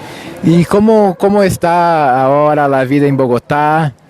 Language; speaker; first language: Spanish; non-native, learner; Portuguese